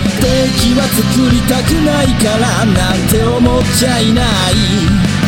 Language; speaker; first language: Japanese; native; Japanese